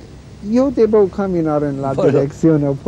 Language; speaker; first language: Spanish; non-native, fluent; English